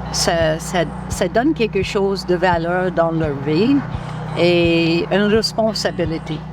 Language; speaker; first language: French; non-native, local second language; English